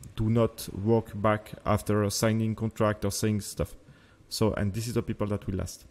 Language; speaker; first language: English; non-native, fluent; French